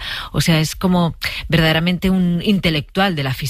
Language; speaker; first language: Spanish; native; Spanish